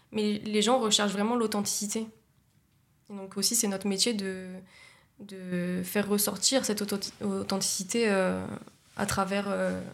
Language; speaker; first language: French; native; French